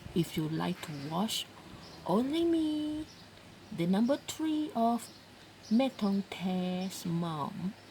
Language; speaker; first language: English; non-native, learner; Thai